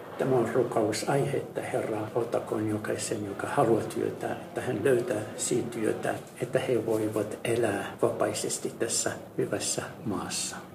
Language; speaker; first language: Finnish; non-native, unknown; Arabic